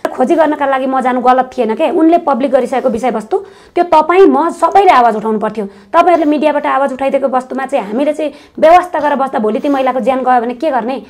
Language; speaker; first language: Nepali; native; Nepali